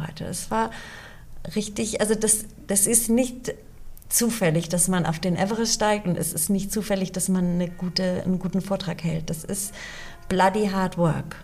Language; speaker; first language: German; early bilingual, other home language; English